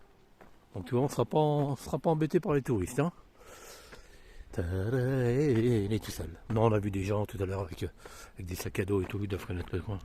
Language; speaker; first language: French; native; French